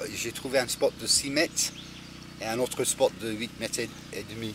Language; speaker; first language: French; non-native, fluent; English